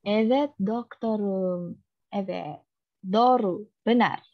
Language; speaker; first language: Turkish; non-native, fluent; Indonesian